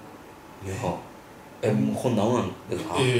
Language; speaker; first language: Vietnamese; non-native, learner; Japanese